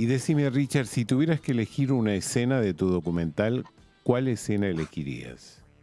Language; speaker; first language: Spanish; native; Spanish